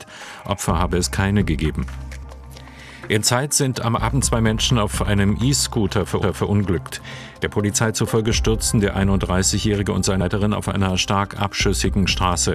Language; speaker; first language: German; native; German